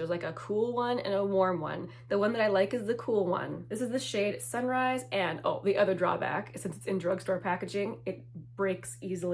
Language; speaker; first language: English; native; English